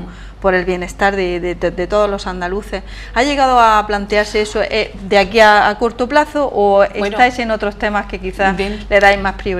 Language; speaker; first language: Spanish; native; Spanish